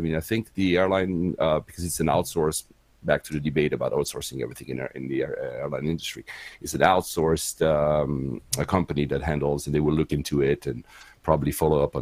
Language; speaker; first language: English; non-native, fluent; French